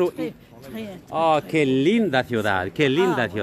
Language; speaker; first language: Spanish; non-native, learner; French